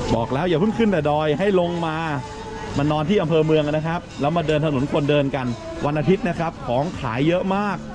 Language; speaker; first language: Thai; native; Thai